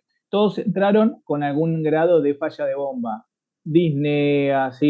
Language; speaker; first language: Spanish; native; Spanish